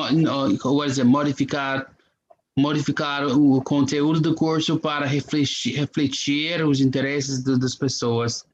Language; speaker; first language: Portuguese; non-native, fluent; English